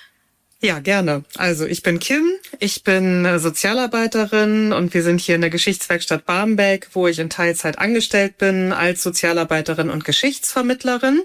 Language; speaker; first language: German; native; German